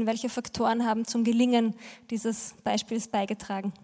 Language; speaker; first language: German; native; German